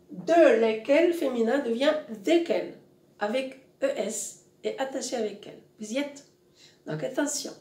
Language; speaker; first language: French; non-native, local second language; Arabic